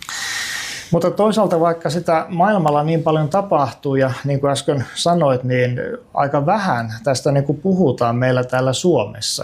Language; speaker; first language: Finnish; native; Finnish